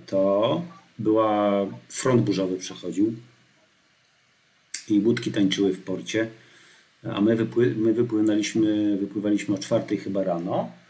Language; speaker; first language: Polish; native; Polish